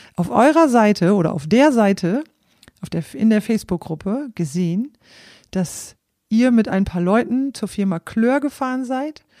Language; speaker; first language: German; native; German